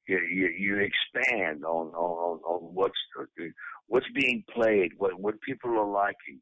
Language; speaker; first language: English; native; English